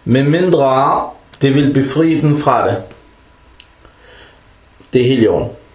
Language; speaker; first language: Danish; early bilingual, other home language; Arabic